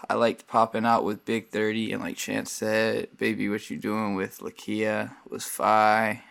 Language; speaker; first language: English; native; English